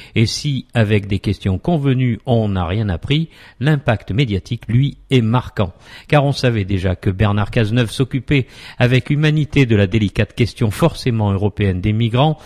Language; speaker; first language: French; native; French